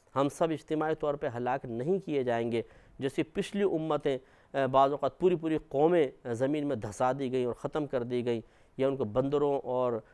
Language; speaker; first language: Urdu; native; Urdu